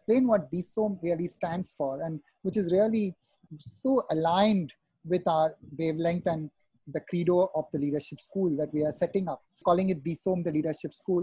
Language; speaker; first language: English; non-native, local second language; Hindi